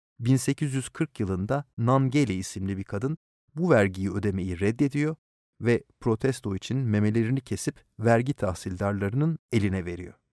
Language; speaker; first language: Turkish; native; Turkish